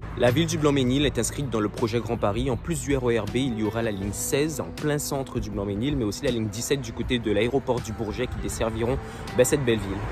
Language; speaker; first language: French; native; French